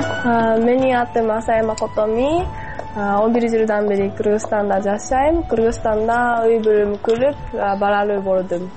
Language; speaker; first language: Kyrgyz; non-native, fluent; Japanese